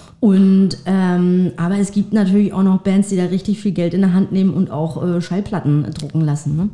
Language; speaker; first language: German; native; German